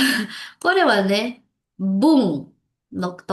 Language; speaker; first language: Japanese; non-native, learner; Indonesian